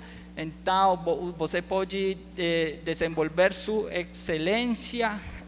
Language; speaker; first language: Portuguese; non-native, learner; Spanish